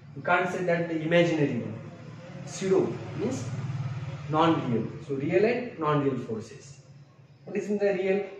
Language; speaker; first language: English; non-native, local second language; Marathi